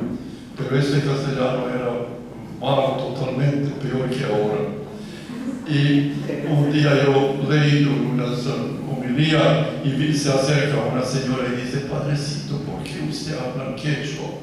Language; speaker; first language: Spanish; non-native, fluent; Croatian